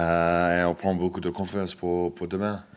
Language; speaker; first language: French; non-native, fluent; English